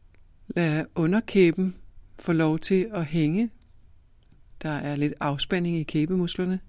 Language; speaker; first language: Danish; native; Danish